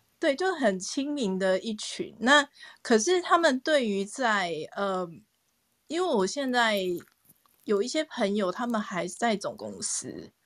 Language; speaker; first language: Chinese; native; Chinese